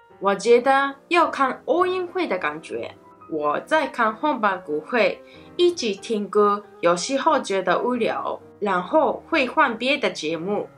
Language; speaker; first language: Chinese; non-native, fluent; Japanese